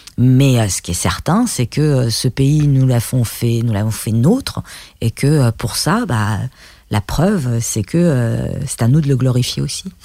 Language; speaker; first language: French; early bilingual, other home language; Persian